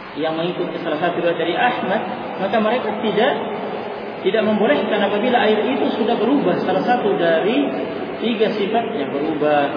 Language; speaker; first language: Indonesian; native; Indonesian